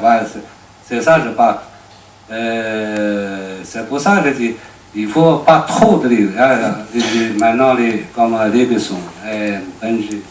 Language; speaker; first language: French; non-native, learner; Chinese